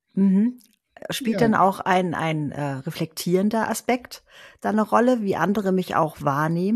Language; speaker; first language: German; native; German